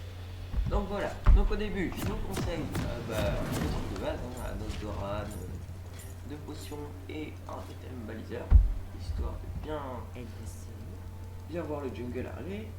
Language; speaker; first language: French; native; French